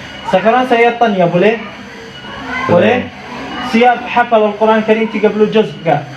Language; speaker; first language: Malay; non-native, fluent; Arabic